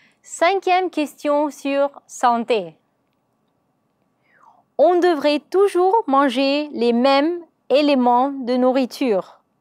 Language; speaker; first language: French; non-native, learner; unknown